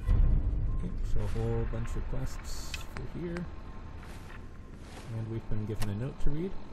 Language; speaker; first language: English; native; English